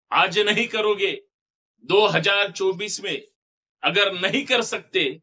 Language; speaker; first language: Hindi; non-native, local second language; Marathi